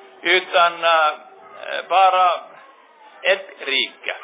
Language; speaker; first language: Swedish; non-native, local second language; Finnish